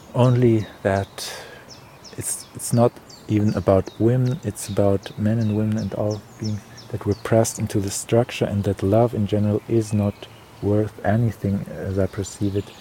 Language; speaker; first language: English; non-native, fluent; German